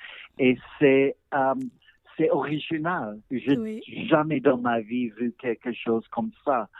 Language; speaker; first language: French; non-native, learner; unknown